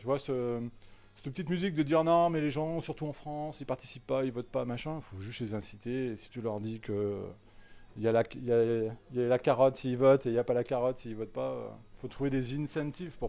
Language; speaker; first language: French; native; French